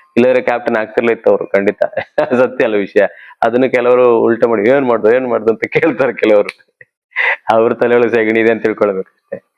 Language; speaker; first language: Kannada; native; Kannada